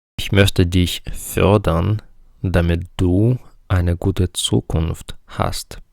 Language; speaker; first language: German; non-native, fluent; Ukrainian